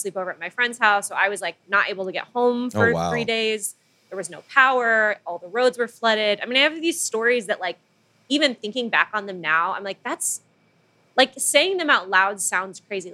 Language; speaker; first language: English; non-native, local second language; Filipino